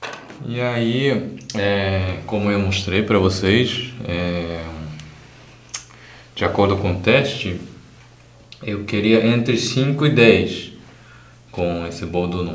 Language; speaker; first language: Portuguese; non-native, fluent; Japanese